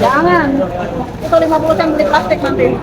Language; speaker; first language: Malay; non-native, local second language; Javanese